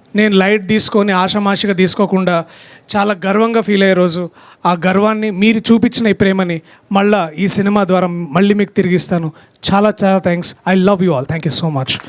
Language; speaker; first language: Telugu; native; Telugu